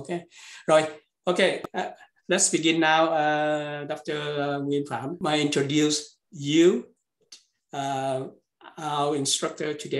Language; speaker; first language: English; non-native, fluent; Vietnamese